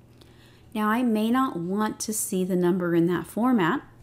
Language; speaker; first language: English; native; English